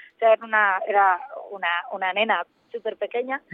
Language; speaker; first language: Spanish; native; Spanish